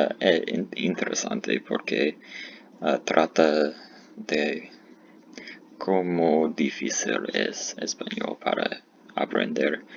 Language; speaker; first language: Spanish; non-native, learner; English